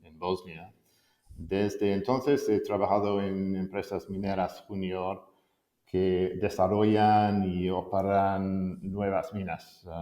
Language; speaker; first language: Spanish; non-native, fluent; English